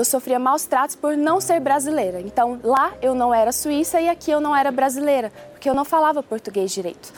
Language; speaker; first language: Portuguese; early bilingual, other home language; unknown